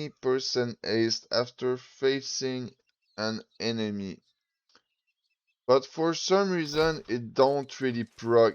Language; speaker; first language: English; non-native, fluent; French